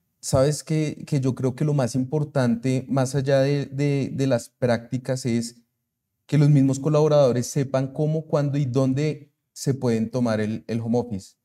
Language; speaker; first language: Spanish; native; Spanish